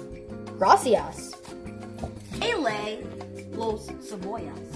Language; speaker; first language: Spanish; non-native, learner; English